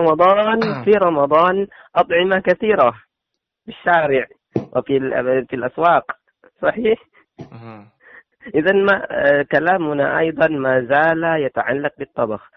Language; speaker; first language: Arabic; non-native, learner; Indonesian